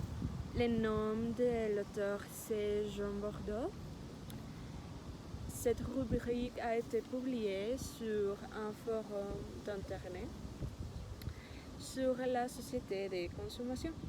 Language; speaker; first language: French; non-native, learner; Spanish